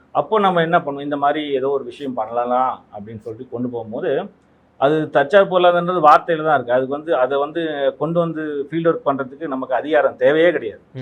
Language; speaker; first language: Tamil; non-native, local second language; Telugu